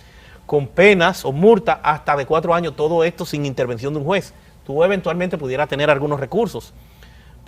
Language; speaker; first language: Spanish; native; Spanish